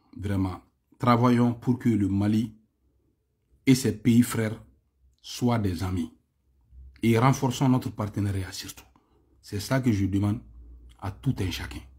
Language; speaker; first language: French; non-native, local second language; Bambara